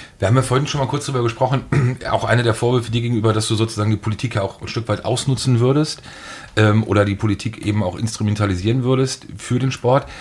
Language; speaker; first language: German; native; German